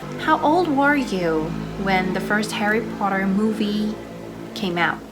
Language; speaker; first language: English; non-native, learner; Korean